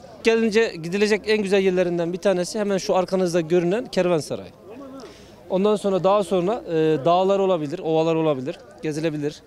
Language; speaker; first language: Turkish; native; Turkish